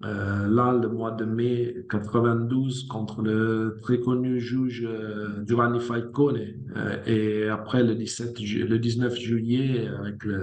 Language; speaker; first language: French; non-native, fluent; Italian